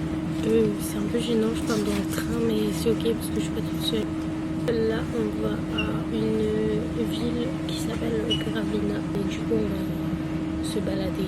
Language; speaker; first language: French; native; French